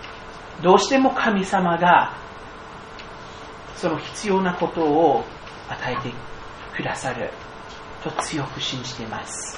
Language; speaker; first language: Japanese; non-native, fluent; English